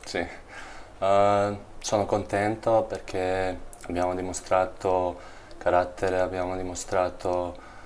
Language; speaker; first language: Italian; non-native, learner; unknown